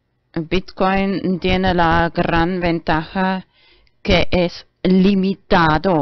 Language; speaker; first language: Spanish; non-native, learner; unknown